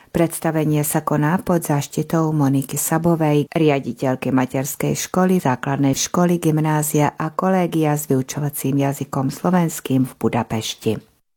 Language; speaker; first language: Slovak; early bilingual, heritage; Slovak